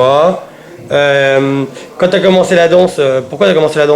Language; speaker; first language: French; native; French